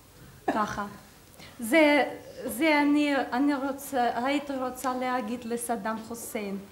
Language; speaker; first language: Hebrew; non-native, learner; Russian